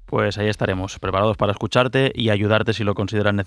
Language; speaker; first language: Spanish; native; Spanish